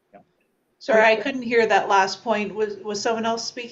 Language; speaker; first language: English; native; English